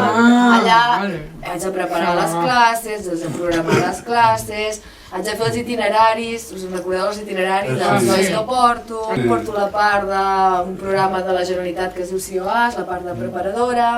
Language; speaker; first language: Catalan; native; Catalan